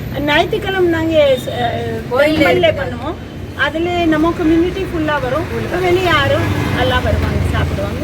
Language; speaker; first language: Tamil; non-native, local second language; Punjabi